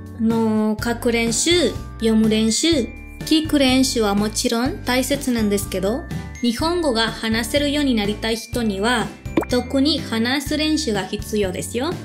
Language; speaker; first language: Japanese; non-native, fluent; Spanish